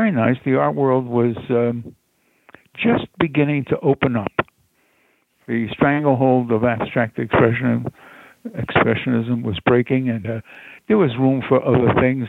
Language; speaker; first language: English; native; English